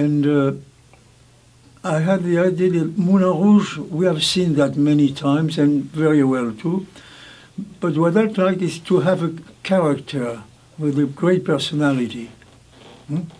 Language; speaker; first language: English; non-native, fluent; French